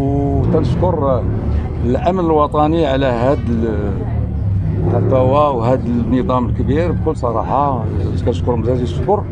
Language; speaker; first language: Arabic; native; Arabic